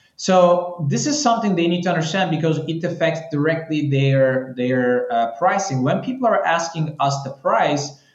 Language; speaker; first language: English; non-native, fluent; Turkish